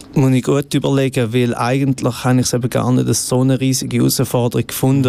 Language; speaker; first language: German; native; German